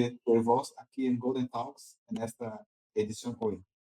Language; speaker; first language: Spanish; non-native, fluent; Portuguese